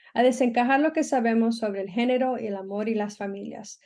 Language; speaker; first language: Spanish; early bilingual, other home language; English